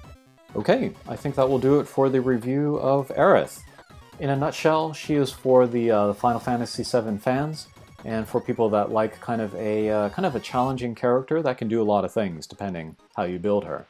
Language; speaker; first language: English; native; English